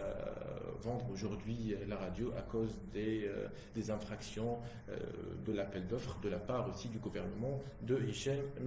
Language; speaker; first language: French; non-native, local second language; Arabic